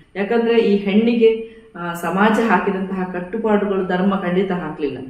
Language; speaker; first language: Kannada; non-native, local second language; Badaga